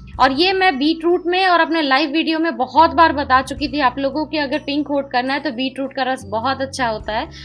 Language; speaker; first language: Hindi; native; Hindi